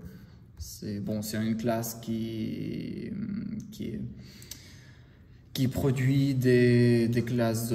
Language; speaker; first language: French; non-native, learner; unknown